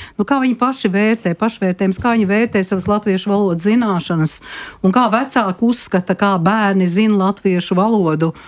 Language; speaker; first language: Latvian; native; Latvian